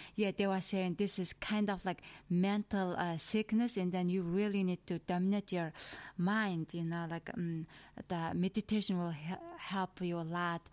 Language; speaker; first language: English; non-native, learner; Mongolian